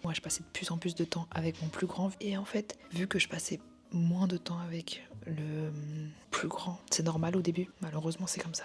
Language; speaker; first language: French; native; French